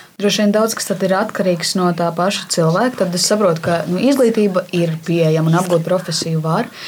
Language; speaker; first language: Latvian; native; Latvian